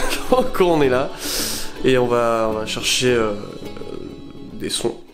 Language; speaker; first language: French; native; French